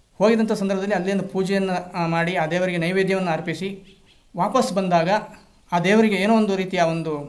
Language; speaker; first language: Kannada; non-native, local second language; Kodava